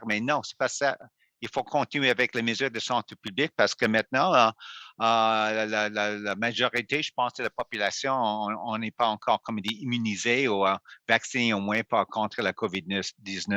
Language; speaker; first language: French; non-native, local second language; English